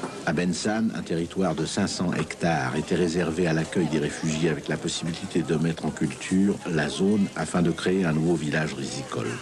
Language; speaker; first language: French; native; French